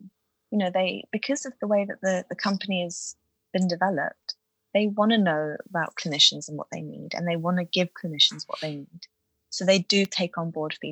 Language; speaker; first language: English; native; English